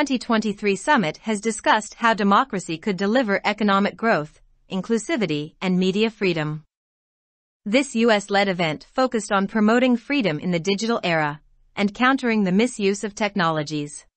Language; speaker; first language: English; non-native, local second language; Urdu